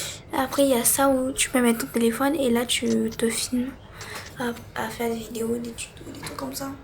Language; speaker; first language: French; native; French